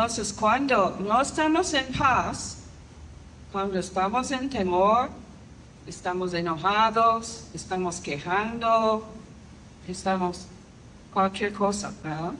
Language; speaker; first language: Spanish; non-native, fluent; English